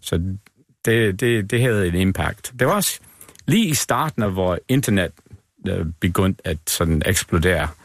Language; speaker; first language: Danish; non-native, fluent; English